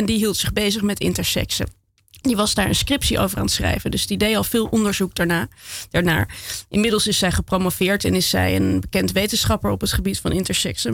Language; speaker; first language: Dutch; native; Dutch